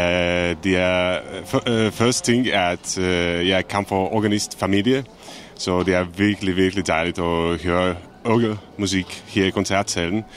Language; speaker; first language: Danish; non-native, fluent; Czech